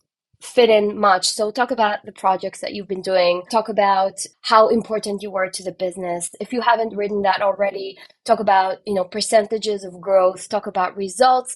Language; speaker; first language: English; non-native, fluent; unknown